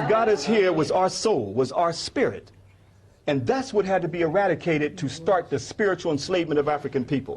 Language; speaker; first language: English; native; English